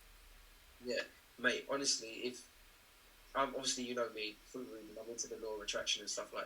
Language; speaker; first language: English; native; English